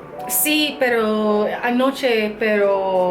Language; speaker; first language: Spanish; non-native, learner; English